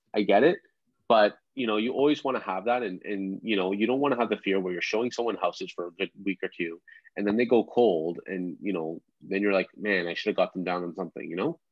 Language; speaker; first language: English; native; English